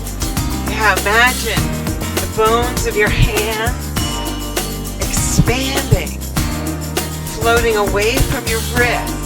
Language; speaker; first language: English; native; English